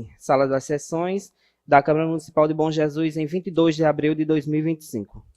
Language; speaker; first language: Portuguese; native; Portuguese